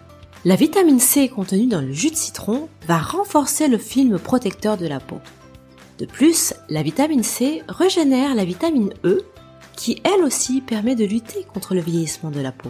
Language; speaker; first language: French; native; French